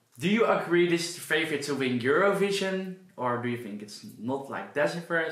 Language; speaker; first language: English; non-native, fluent; Dutch